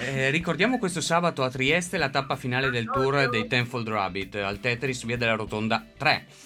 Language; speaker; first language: Italian; native; Italian